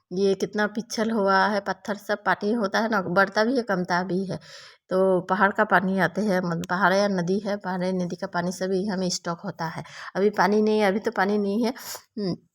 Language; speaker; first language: Hindi; non-native, local second language; Bangla